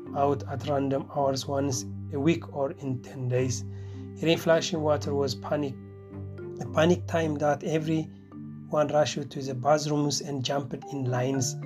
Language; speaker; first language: English; non-native, fluent; Tigrinya